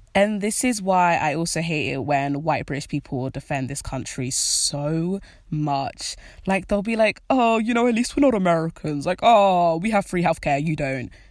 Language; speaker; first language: English; native; English